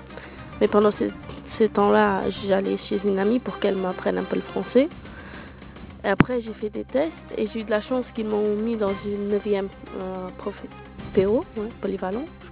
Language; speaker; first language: French; non-native, local second language; Portuguese